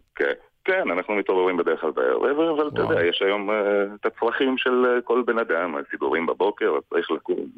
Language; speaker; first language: Hebrew; native; Hebrew